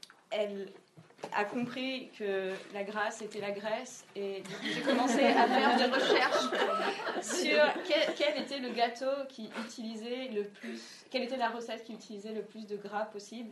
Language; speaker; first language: French; native; French